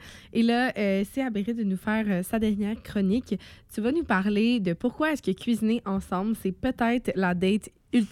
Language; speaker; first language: French; native; French